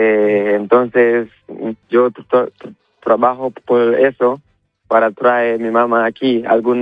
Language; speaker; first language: Spanish; non-native, learner; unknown